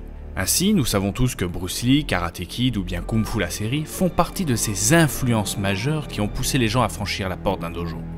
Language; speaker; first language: French; native; French